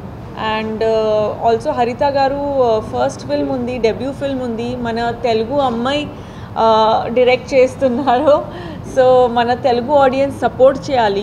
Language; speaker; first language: Telugu; non-native, fluent; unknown